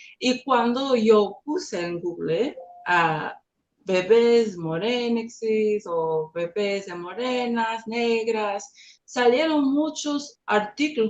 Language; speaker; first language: Spanish; non-native, learner; English